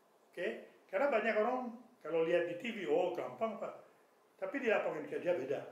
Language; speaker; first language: Indonesian; non-native, fluent; French